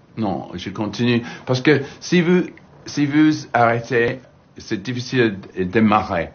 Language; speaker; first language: French; non-native, learner; English